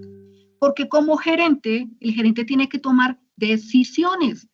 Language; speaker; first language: Spanish; native; Spanish